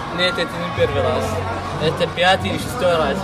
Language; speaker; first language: Russian; non-native, fluent; Arabic